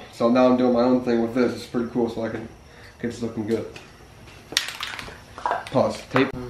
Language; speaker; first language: English; native; English